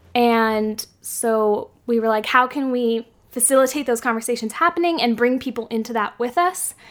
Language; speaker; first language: English; native; English